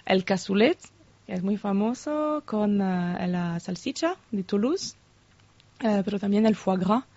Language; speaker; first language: Spanish; non-native, fluent; French